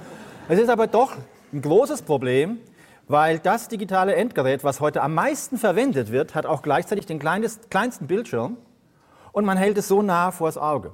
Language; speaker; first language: German; native; German